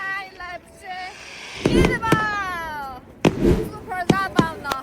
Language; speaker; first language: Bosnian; non-native, learner; Chinese